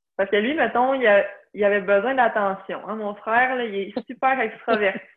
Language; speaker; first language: French; native; French